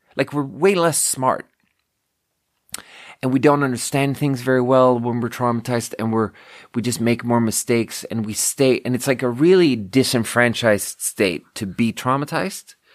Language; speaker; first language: English; native; English